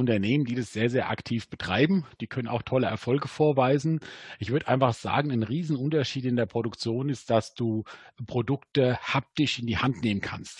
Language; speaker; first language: German; native; German